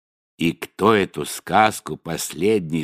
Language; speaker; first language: Russian; native; Russian